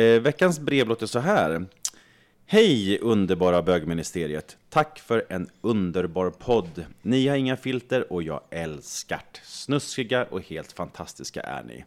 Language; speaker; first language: Swedish; native; Swedish